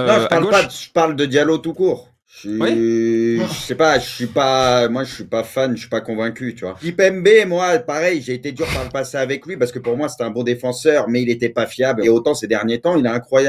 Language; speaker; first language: French; native; French